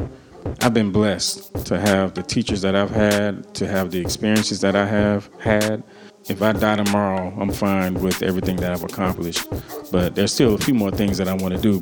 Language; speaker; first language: English; native; English